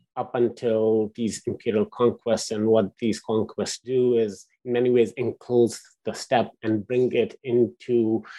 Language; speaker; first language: English; non-native, local second language; Urdu